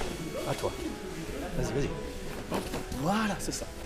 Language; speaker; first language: French; native; French